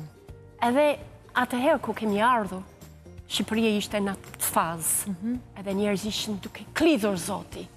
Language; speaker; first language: Albanian; non-native, fluent; English